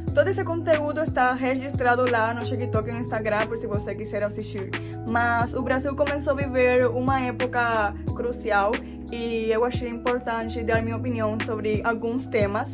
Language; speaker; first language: Portuguese; non-native, fluent; Spanish